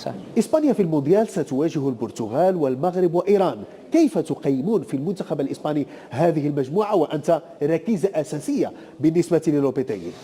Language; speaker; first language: Arabic; native; Arabic